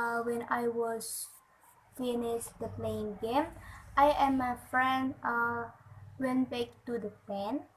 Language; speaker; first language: English; non-native, learner; Indonesian